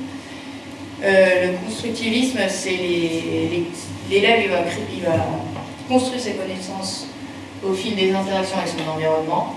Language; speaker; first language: French; native; French